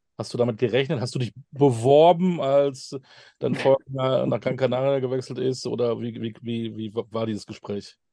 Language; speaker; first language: German; native; German